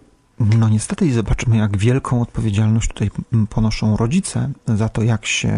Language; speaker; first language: Polish; native; Polish